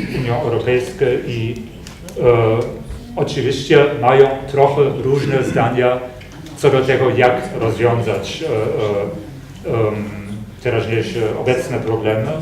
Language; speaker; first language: Polish; non-native, fluent; German